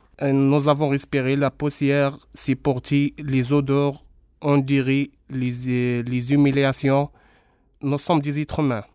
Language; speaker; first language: French; non-native, local second language; Arabic